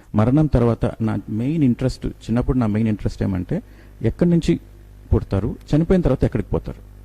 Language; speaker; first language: Telugu; native; Telugu